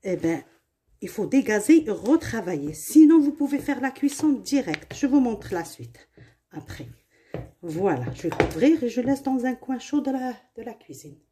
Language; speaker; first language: French; non-native, local second language; Arabic